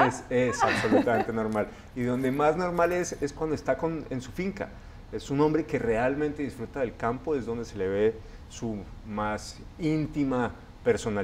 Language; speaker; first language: Spanish; native; Spanish